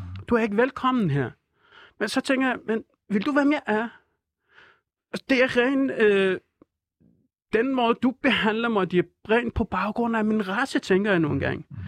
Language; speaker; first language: Danish; non-native, fluent; Persian